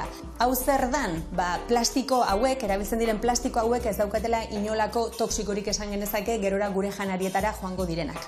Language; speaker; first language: Basque; native; Basque